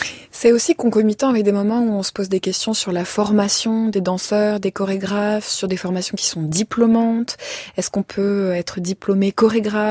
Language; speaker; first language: French; native; French